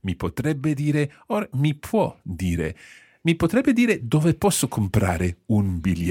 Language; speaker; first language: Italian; non-native, fluent; English